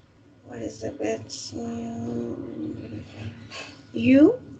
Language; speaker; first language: English; non-native, learner; Spanish